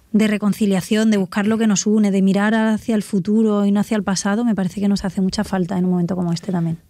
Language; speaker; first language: Spanish; native; Spanish